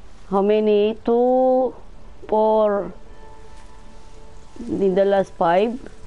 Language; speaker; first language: English; non-native, local second language; Filipino